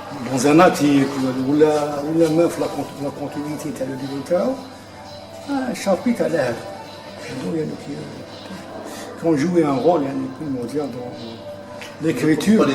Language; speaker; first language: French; non-native, local second language; Arabic